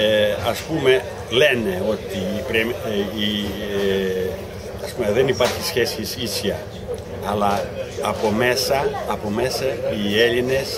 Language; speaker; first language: Greek; non-native, learner; Ukrainian